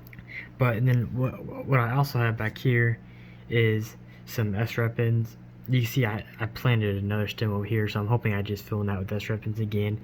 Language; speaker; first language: English; native; English